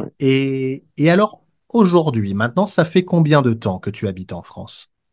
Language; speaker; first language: French; native; French